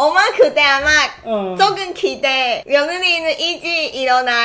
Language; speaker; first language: Korean; non-native, learner; Chinese